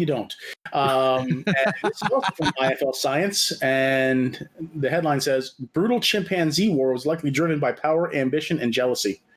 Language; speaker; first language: English; native; English